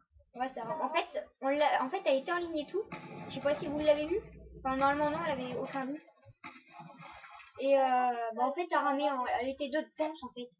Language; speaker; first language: French; native; French